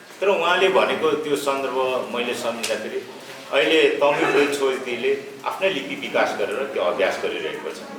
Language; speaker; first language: Nepali; non-native, local second language; Limbu